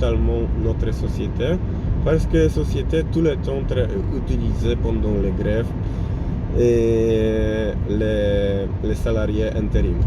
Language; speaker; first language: French; non-native, fluent; Polish